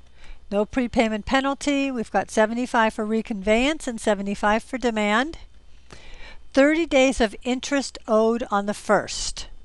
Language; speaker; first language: English; native; English